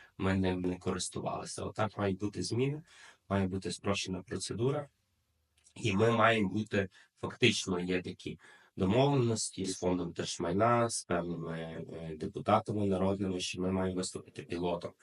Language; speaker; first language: Ukrainian; native; Ukrainian